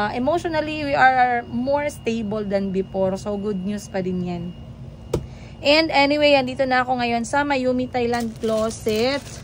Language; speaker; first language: Filipino; native; Filipino